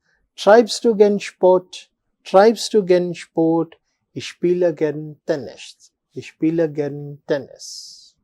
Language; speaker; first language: German; non-native, fluent; Telugu